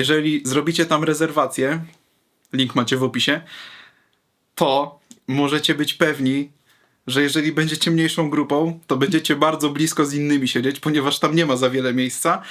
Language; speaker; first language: Polish; native; Polish